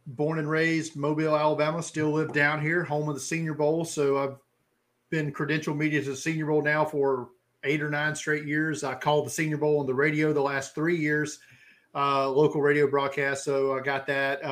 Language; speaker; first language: English; native; English